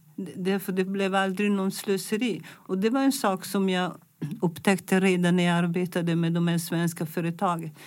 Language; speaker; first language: Swedish; non-native, fluent; Italian